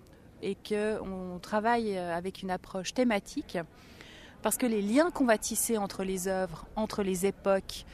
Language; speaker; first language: French; native; French